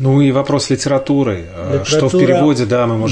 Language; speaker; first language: Russian; native; Russian